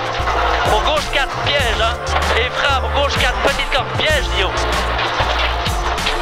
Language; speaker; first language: French; native; French